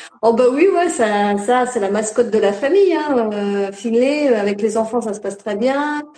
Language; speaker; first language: French; native; French